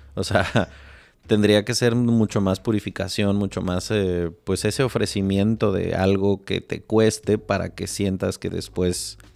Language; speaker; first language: Spanish; native; Spanish